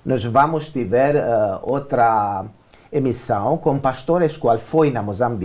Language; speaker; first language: Portuguese; non-native, learner; Romanian